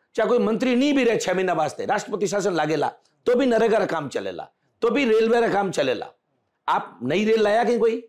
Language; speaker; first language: Hindi; native; Hindi